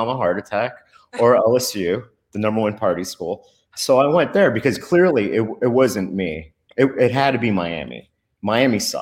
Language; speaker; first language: English; early bilingual, other home language; Spanish